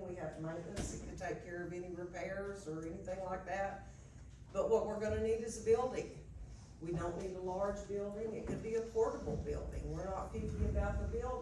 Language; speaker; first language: English; native; English